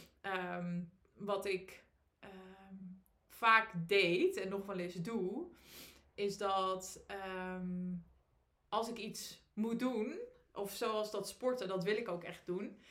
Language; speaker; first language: Dutch; native; Dutch